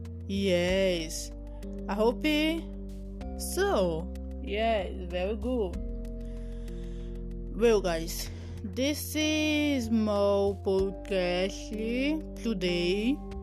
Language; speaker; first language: English; non-native, learner; Portuguese